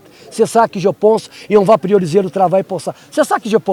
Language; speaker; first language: French; non-native, learner; Portuguese